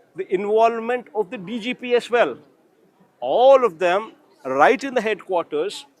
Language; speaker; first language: English; non-native, local second language; Telugu